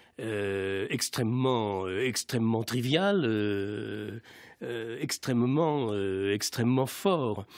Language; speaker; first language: French; native; French